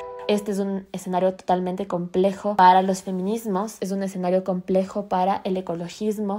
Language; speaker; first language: Spanish; native; Spanish